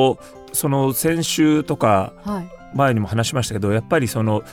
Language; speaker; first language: Japanese; native; Japanese